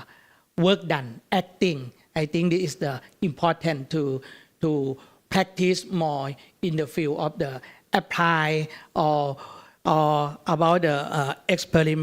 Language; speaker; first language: English; non-native, learner; Thai